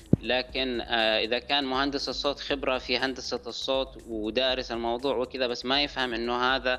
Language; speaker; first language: Arabic; native; Arabic